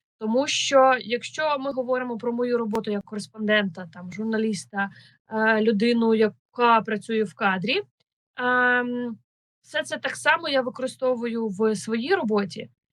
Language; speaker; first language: Ukrainian; native; Ukrainian